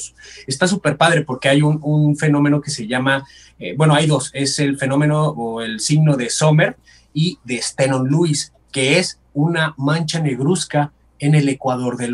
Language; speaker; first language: Spanish; native; Spanish